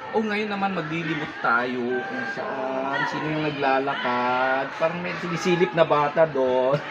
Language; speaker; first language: Filipino; native; Filipino